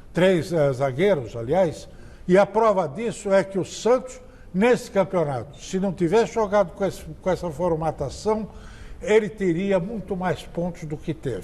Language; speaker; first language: Portuguese; native; Portuguese